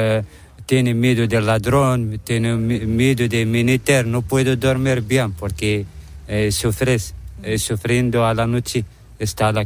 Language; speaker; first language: Spanish; non-native, learner; Arabic